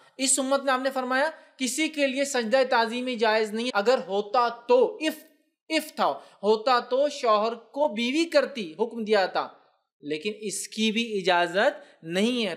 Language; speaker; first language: Urdu; native; Urdu